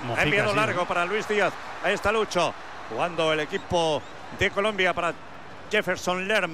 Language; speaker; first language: Spanish; native; Spanish